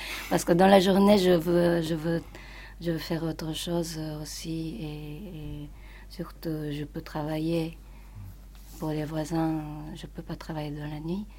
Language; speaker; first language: French; non-native, fluent; Japanese